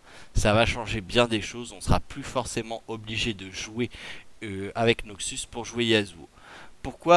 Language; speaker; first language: French; native; French